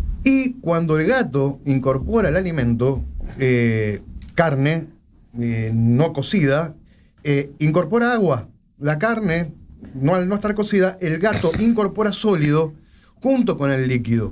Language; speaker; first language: Spanish; native; Spanish